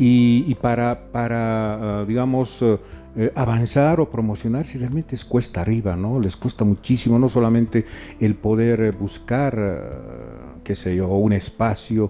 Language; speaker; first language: Spanish; native; Spanish